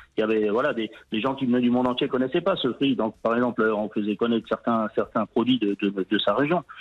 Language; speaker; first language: French; native; French